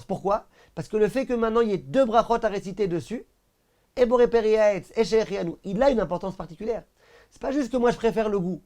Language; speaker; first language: French; native; French